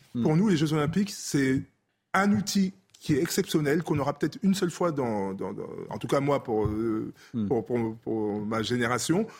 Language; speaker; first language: French; native; French